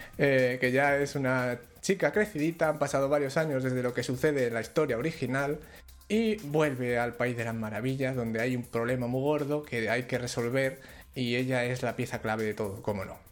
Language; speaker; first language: Spanish; native; Spanish